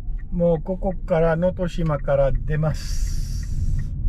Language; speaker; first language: Japanese; non-native, fluent; Urdu